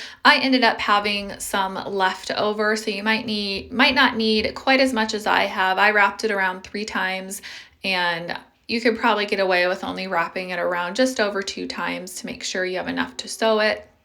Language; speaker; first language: English; native; English